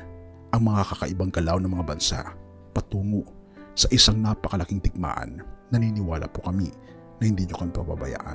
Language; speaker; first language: Filipino; native; Filipino